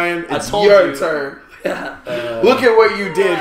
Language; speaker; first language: English; native; English